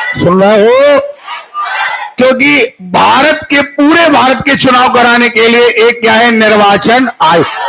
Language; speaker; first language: Hindi; native; Hindi